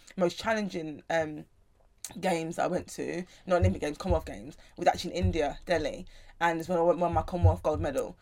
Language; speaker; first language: English; native; English